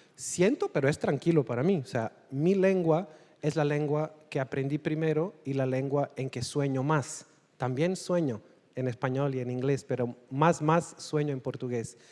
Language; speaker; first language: Spanish; non-native, fluent; Portuguese